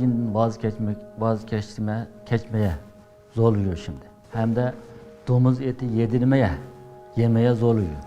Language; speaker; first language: Turkish; non-native, learner; Uyghur